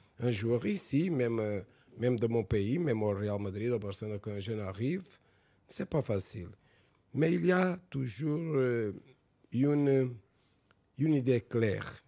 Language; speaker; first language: French; non-native, fluent; Portuguese